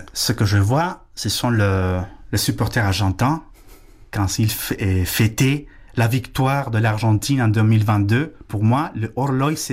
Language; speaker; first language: French; non-native, fluent; Spanish